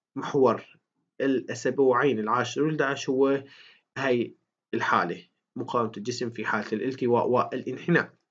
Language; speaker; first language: Arabic; native; Arabic